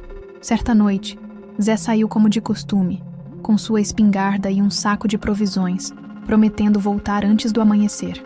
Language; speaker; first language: Portuguese; native; Portuguese